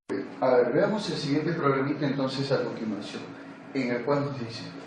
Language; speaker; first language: Spanish; native; Spanish